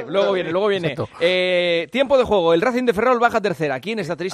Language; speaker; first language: Spanish; native; Spanish